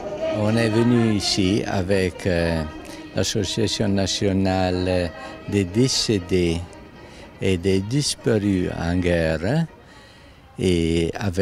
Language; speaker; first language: French; non-native, local second language; Italian